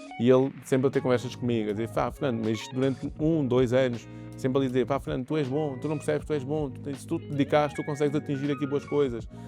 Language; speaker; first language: Portuguese; early bilingual, other home language; Kabuverdianu